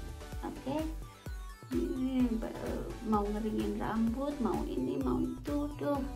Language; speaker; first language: Indonesian; non-native, local second language; Javanese